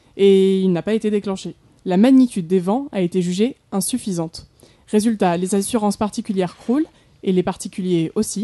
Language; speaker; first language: French; native; French